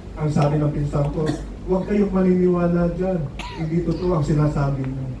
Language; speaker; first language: Filipino; native; Filipino